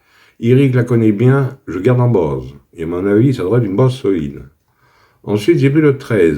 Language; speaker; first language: French; native; French